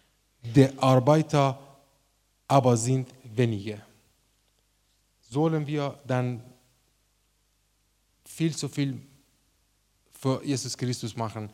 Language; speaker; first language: German; non-native, learner; Persian